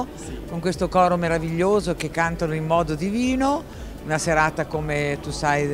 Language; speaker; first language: Italian; native; Italian